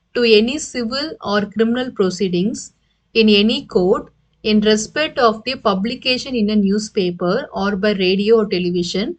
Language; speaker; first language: English; non-native, local second language; Tamil